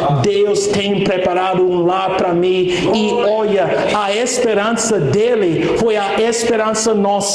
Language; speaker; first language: Portuguese; non-native, fluent; English